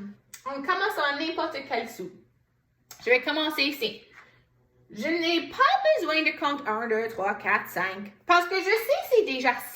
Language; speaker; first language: French; non-native, fluent; English